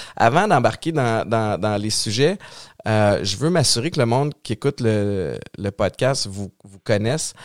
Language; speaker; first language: French; native; French